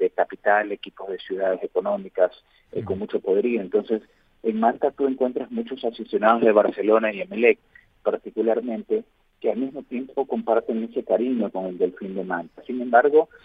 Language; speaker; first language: Spanish; native; Spanish